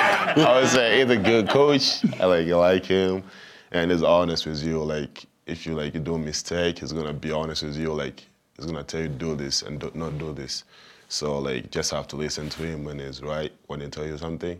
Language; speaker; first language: English; non-native, local second language; Swahili